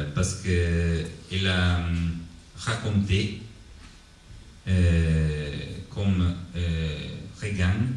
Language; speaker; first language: French; non-native, learner; Italian